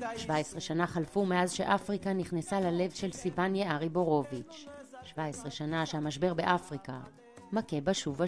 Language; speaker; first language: Hebrew; native; Hebrew